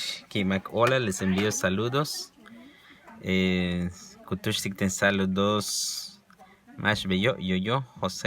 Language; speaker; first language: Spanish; non-native, local second language; Yucateco